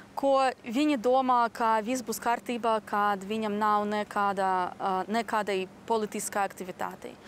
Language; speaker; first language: Latvian; non-native, learner; Belarusian